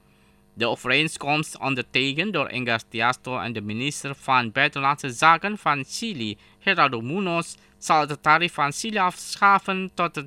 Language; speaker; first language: Dutch; non-native, fluent; Indonesian